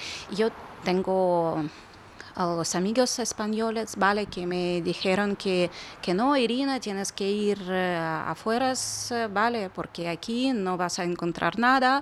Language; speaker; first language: Spanish; non-native, fluent; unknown